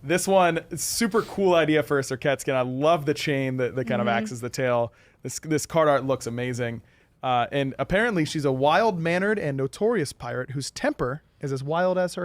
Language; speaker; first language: English; native; English